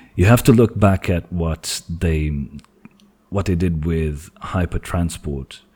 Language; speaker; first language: English; non-native, fluent; Portuguese